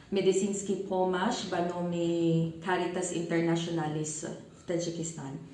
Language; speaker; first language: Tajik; non-native, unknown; Filipino